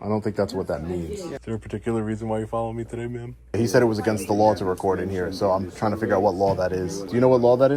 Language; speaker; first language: English; native; English